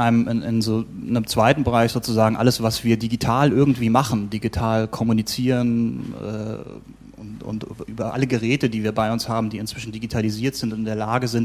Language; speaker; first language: German; native; German